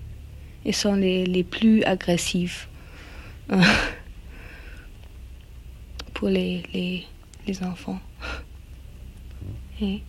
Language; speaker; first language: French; non-native, learner; German